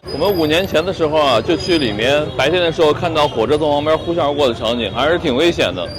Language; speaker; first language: Chinese; native; Chinese